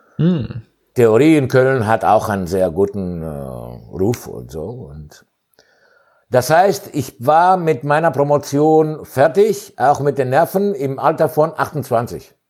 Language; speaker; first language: German; non-native, fluent; Greek